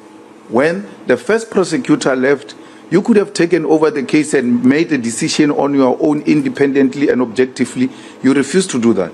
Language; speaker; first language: English; non-native, local second language; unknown